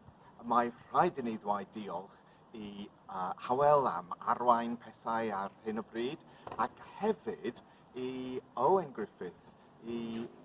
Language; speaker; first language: Welsh; non-native, learner; English